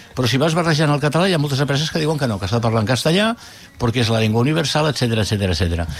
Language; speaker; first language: Catalan; non-native, local second language; Spanish